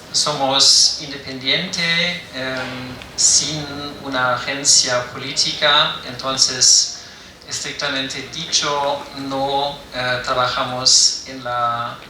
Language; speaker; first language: Spanish; non-native, fluent; German